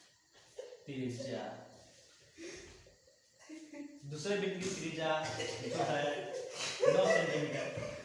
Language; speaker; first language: Hindi; native; Hindi